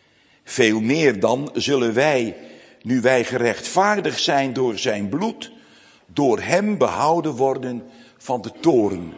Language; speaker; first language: Dutch; native; Dutch